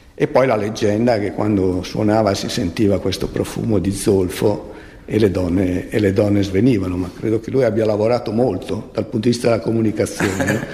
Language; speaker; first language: Italian; native; Italian